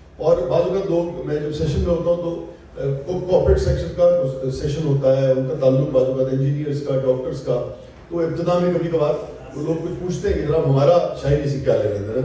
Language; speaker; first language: Urdu; non-native, local second language; Punjabi